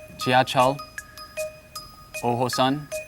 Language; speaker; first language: Korean; non-native, learner; Chinese